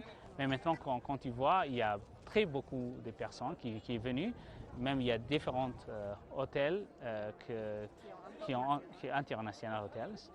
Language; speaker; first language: French; non-native, learner; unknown